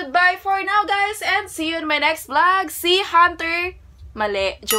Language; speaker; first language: English; non-native, local second language; Filipino